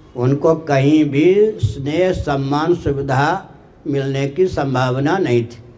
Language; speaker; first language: Hindi; non-native, local second language; Maithili